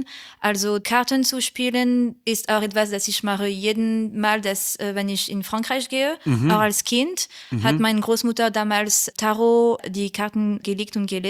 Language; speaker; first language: German; non-native, learner; French